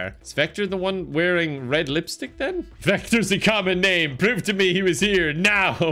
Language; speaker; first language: English; native; English